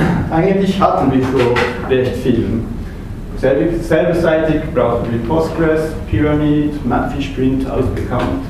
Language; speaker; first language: German; non-native, fluent; French